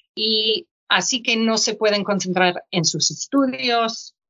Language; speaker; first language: Spanish; non-native, fluent; English